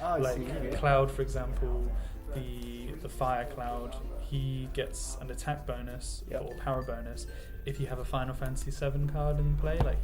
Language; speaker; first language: English; native; English